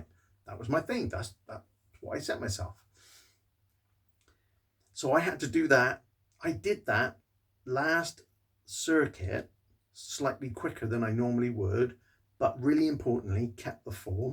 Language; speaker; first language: English; native; English